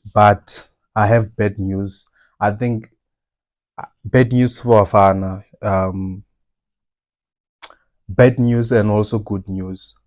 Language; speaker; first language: English; non-native, local second language; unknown